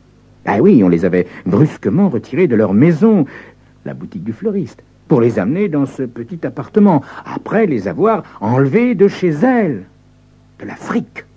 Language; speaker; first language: French; native; French